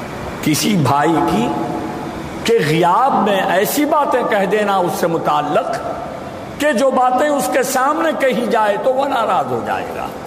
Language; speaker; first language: Urdu; native; Urdu